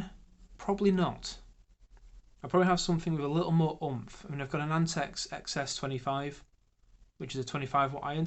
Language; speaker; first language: English; native; English